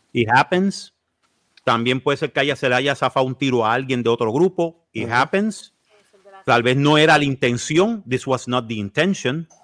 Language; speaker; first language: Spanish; native; Spanish